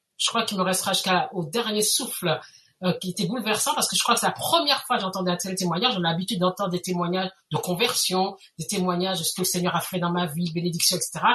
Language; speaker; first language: French; native; French